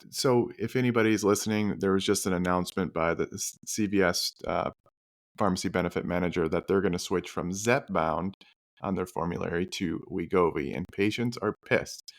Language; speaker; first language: English; native; English